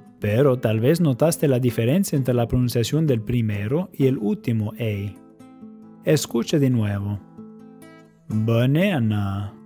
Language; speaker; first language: Spanish; non-native, fluent; English